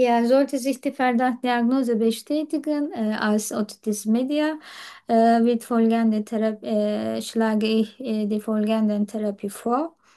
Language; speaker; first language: German; non-native, learner; Turkish